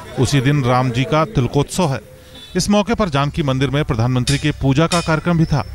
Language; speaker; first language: Hindi; native; Hindi